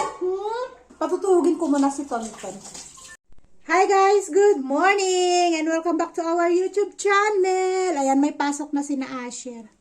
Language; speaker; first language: Filipino; non-native, local second language; Iloko